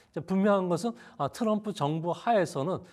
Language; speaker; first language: Korean; native; Korean